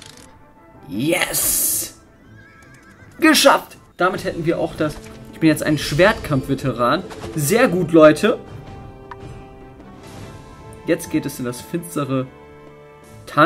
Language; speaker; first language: German; native; German